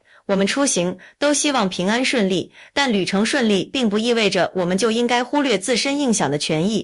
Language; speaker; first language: Chinese; native; Chinese